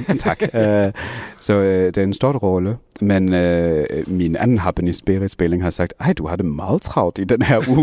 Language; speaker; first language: Danish; non-native, fluent; English